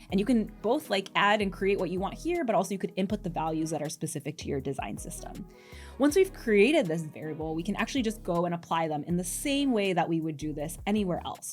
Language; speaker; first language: English; native; English